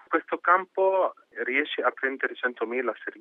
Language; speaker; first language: Italian; non-native, fluent; Arabic